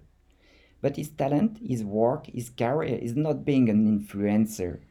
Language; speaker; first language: English; non-native, fluent; French